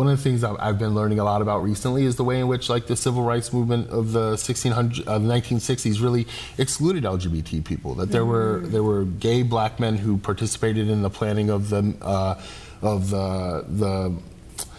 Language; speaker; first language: English; native; English